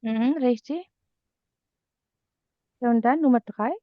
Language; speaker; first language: German; non-native, fluent; Indonesian